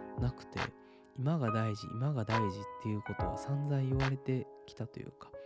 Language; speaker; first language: Japanese; native; Japanese